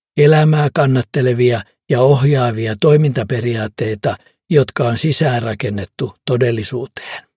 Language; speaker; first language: Finnish; native; Finnish